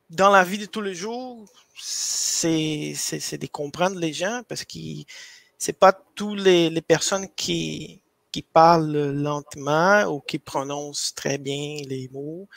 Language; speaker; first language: French; non-native, fluent; Portuguese